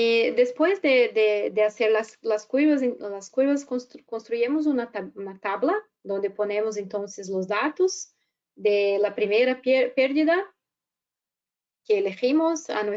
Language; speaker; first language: Spanish; non-native, fluent; Portuguese